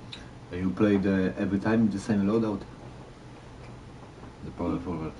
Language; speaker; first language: English; non-native, learner; Polish